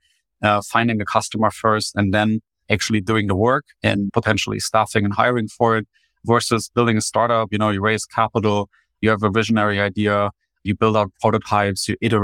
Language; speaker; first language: English; non-native, fluent; German